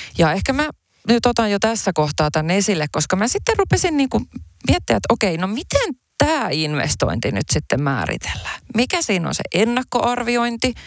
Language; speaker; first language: Finnish; early bilingual, other home language; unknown